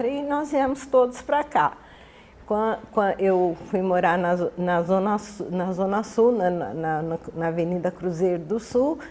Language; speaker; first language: Portuguese; early bilingual, other home language; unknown